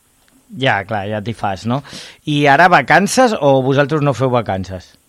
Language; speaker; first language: Catalan; native; Catalan